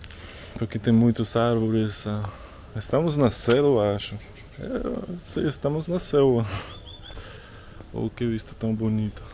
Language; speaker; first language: Portuguese; non-native, learner; Russian